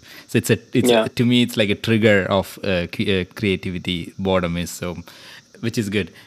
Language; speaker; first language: English; non-native, local second language; Malayalam